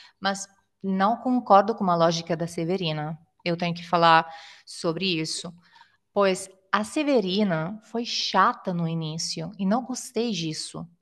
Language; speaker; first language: Portuguese; non-native, fluent; Italian